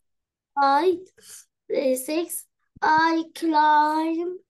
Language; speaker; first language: English; non-native, learner; Arabic